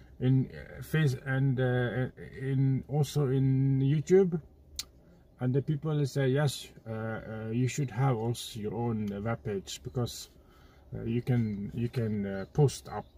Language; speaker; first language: English; non-native, fluent; Norwegian